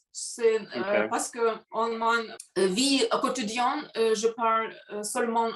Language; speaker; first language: French; non-native, learner; Russian